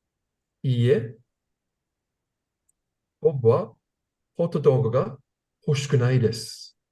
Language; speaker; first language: Japanese; non-native, learner; English